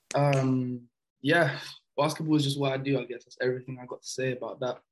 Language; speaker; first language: English; early bilingual, other home language; French